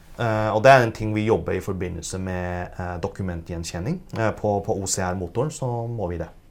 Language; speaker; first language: Norwegian; early bilingual, other home language; Cantonese